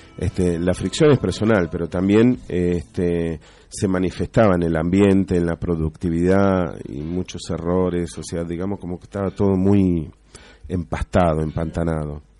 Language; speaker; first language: Spanish; native; Spanish